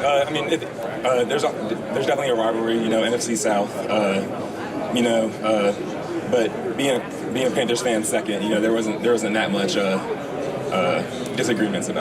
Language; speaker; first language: English; native; English